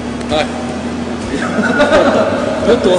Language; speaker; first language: Japanese; non-native, learner; Korean